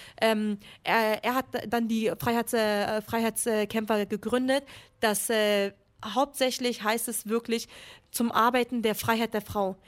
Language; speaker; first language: German; early bilingual, other home language; Kurdish